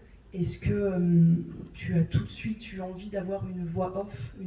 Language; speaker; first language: French; native; French